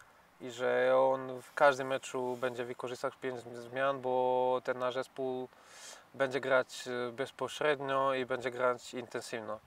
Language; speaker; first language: Polish; non-native, fluent; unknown